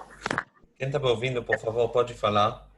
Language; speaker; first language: Portuguese; non-native, fluent; Hebrew